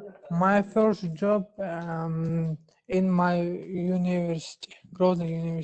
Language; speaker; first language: English; non-native, learner; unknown